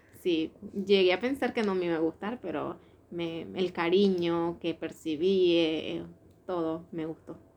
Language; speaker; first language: Spanish; native; Spanish